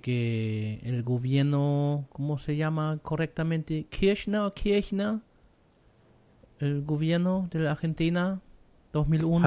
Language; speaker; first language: Spanish; non-native, learner; German